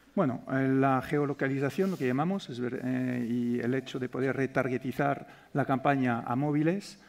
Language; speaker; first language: Spanish; non-native, fluent; French